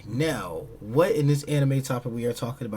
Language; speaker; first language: English; native; English